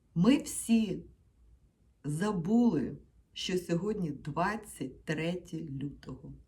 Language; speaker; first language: Ukrainian; non-native, local second language; Russian